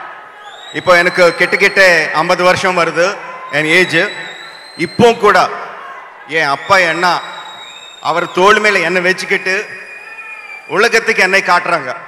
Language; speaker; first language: Tamil; non-native, local second language; Telugu